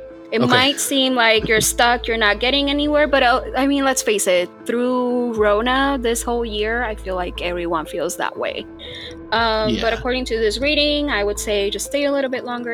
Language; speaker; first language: English; non-native, fluent; Spanish